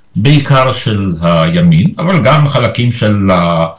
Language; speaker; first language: Hebrew; early bilingual, other home language; Polish